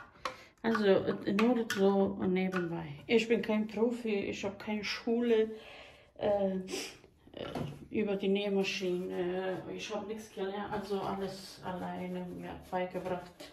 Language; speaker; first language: German; non-native, fluent; Croatian